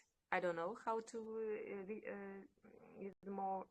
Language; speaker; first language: English; non-native, learner; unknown